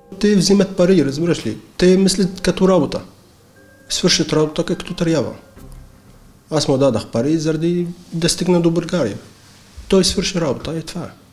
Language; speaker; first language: Bulgarian; non-native, learner; Arabic